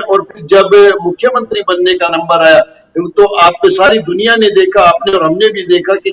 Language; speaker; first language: Hindi; native; Hindi